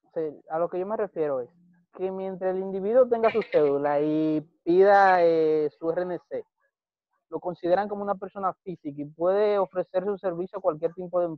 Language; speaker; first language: Spanish; native; Spanish